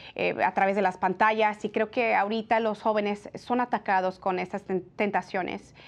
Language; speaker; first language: Spanish; early bilingual, heritage; Spanish